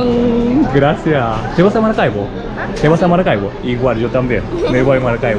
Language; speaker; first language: Spanish; non-native, learner; Japanese